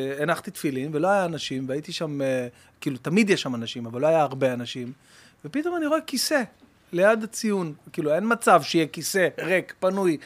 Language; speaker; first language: Hebrew; native; Hebrew